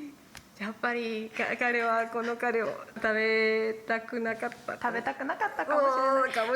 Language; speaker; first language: Japanese; non-native, learner; Spanish